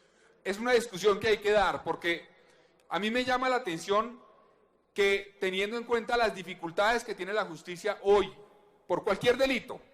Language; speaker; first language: Spanish; native; Spanish